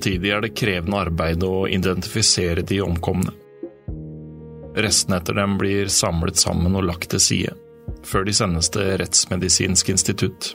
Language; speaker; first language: Norwegian; native; Norwegian